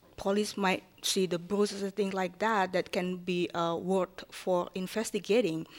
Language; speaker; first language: English; non-native, fluent; Japanese